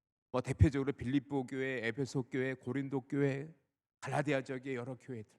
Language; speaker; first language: Korean; native; Korean